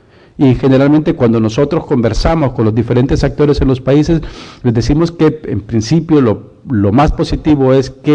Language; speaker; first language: Spanish; native; Spanish